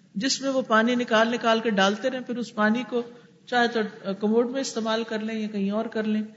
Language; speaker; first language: Urdu; native; Urdu